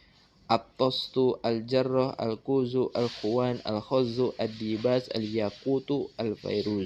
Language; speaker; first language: Arabic; non-native, fluent; Indonesian